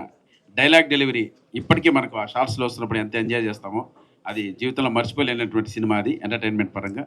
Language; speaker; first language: Telugu; native; Telugu